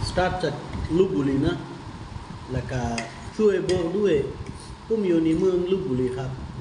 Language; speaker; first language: Thai; non-native, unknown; Urdu